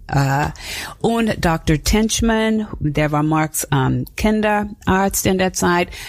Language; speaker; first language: German; non-native, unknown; English